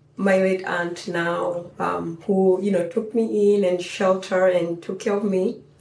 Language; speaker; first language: English; non-native, local second language; Swahili